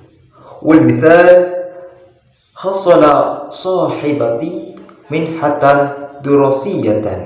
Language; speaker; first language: Arabic; non-native, learner; Indonesian